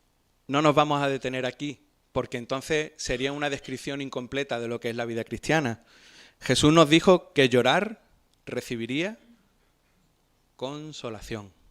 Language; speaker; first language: Spanish; native; Spanish